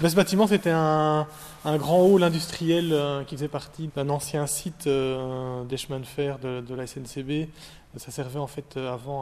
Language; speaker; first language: French; native; French